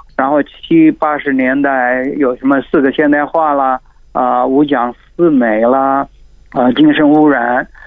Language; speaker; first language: Chinese; non-native, fluent; Filipino